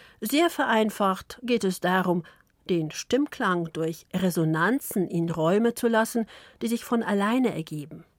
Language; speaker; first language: German; early bilingual, other home language; Polish